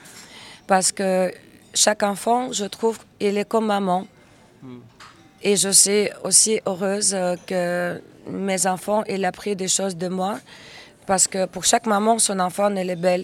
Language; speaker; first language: French; non-native, fluent; Russian